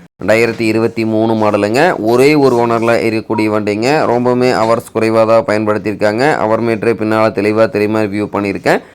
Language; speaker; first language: Tamil; native; Tamil